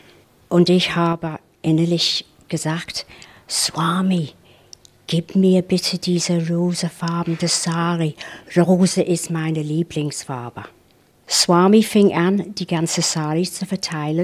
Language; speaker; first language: German; non-native, fluent; English